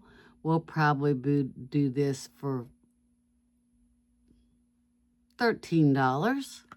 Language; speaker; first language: English; native; English